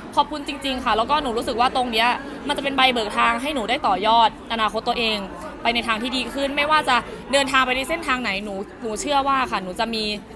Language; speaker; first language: Thai; native; Thai